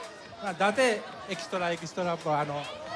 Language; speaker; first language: Filipino; non-native, learner; Japanese